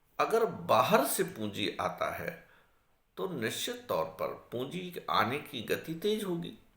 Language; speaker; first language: Hindi; native; Hindi